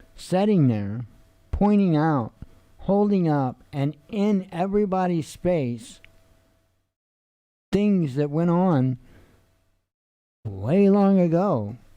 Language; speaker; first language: English; native; English